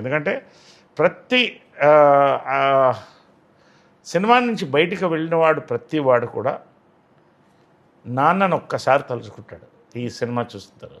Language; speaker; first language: Telugu; native; Telugu